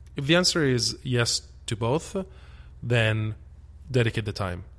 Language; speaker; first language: English; early bilingual, other home language; Italian